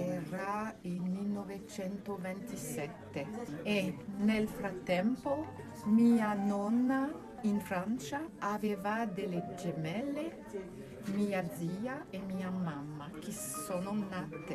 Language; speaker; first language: Italian; non-native, learner; French